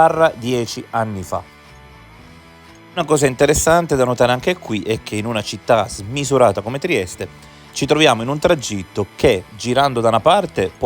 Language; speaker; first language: Italian; native; Italian